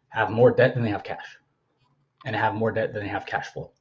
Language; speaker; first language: English; native; English